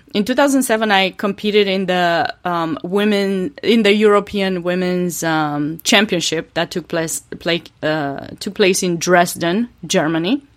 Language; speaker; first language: English; non-native, fluent; Romanian